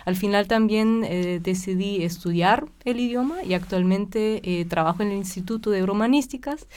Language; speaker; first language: Spanish; non-native, fluent; German